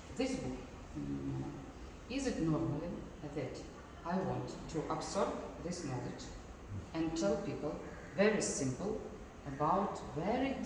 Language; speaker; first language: English; non-native, learner; Russian